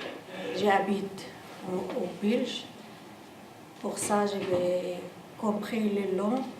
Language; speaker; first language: French; non-native, learner; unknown